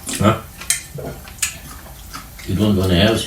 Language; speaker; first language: English; non-native, learner; Swedish